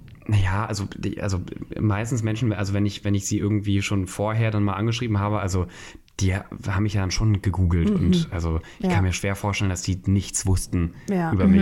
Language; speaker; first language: German; native; German